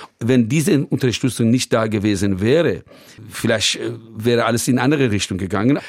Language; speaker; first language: German; non-native, fluent; Persian